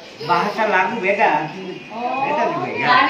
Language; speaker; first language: Indonesian; non-native, learner; Hindi